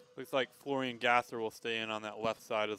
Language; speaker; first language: English; native; English